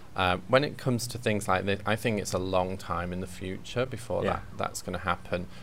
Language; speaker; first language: English; native; English